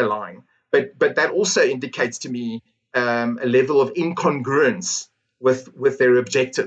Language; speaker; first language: English; native; English